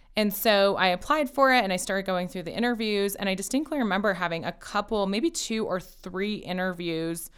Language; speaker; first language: English; early bilingual, other home language; Persian